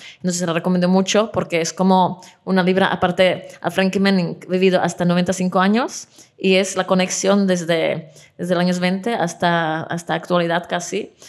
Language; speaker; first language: Spanish; non-native, fluent; Czech